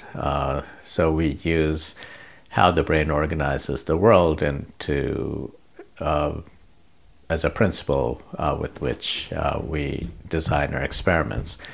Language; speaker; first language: English; non-native, local second language; Bangla